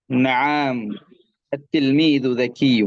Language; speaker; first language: Arabic; non-native, learner; Bangla